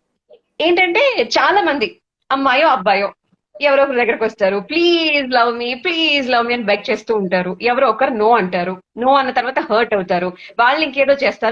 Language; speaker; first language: Telugu; native; Telugu